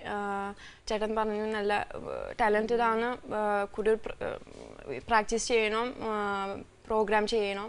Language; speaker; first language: Malayalam; non-native, fluent; French